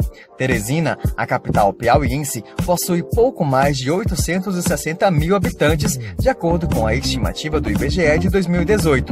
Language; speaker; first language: Portuguese; native; Portuguese